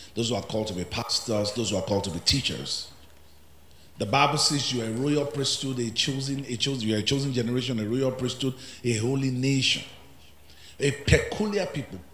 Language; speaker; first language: English; non-native, local second language; Yoruba